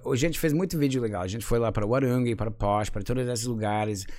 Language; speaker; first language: Portuguese; non-native, fluent; English